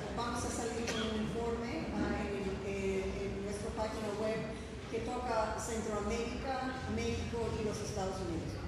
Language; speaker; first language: Spanish; non-native, fluent; English